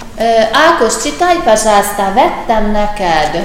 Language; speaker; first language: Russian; non-native, fluent; Hungarian